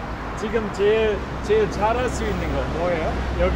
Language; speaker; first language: Korean; non-native, fluent; English